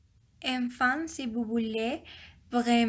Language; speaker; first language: French; non-native, learner; Spanish